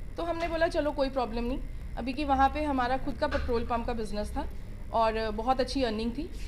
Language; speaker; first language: Hindi; non-native, local second language; Punjabi